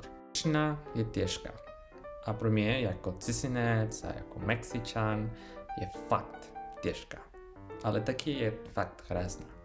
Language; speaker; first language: Czech; non-native, learner; Spanish